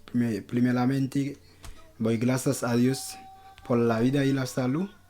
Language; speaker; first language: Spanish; non-native, local second language; Haitian Creole